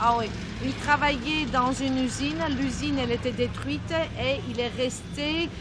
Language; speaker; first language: French; non-native, fluent; Armenian